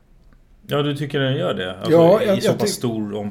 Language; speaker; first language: Swedish; native; Swedish